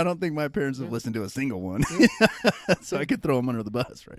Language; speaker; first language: English; native; English